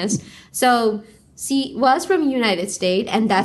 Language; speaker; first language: English; non-native, local second language; Nepali